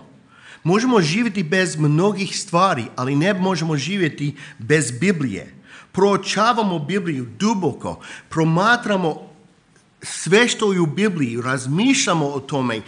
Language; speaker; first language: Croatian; non-native, fluent; English